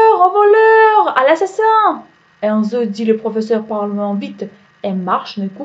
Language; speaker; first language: French; non-native, fluent; Uzbek